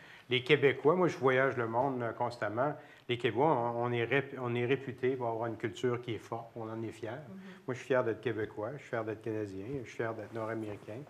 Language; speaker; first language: French; native; French